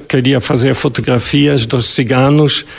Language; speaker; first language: Portuguese; non-native, fluent; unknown